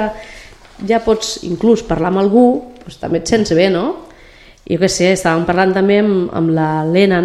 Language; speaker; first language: Catalan; native; Catalan